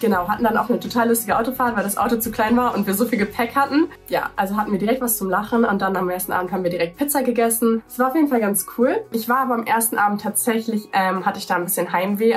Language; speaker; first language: German; native; German